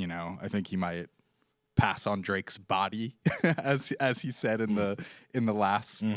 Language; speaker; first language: English; native; English